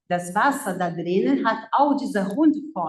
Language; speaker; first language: German; non-native, fluent; Portuguese